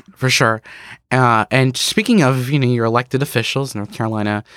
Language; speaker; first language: English; native; English